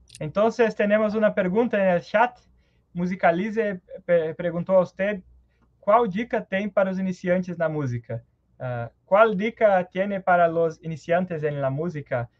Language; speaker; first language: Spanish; non-native, learner; Portuguese